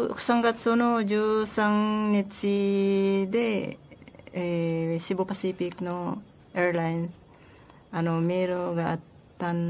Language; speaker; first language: Japanese; non-native, learner; Filipino